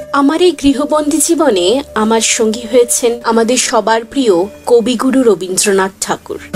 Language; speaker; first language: Bangla; native; Bangla